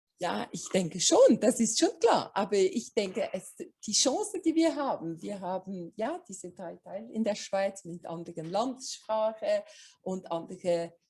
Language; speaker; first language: German; non-native, local second language; French